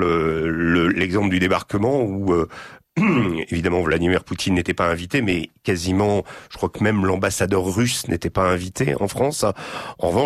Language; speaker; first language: French; native; French